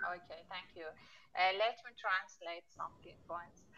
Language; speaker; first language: English; non-native, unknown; Persian